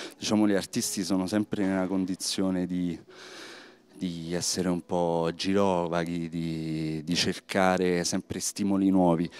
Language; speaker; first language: Italian; native; Italian